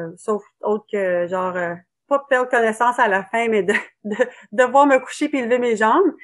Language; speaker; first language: French; native; French